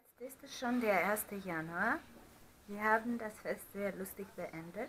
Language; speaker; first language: German; non-native, fluent; Russian